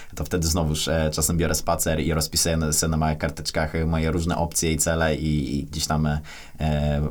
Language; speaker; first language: Polish; native; Polish